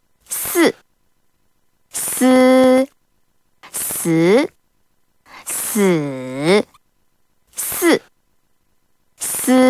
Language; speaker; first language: Chinese; non-native, learner; Korean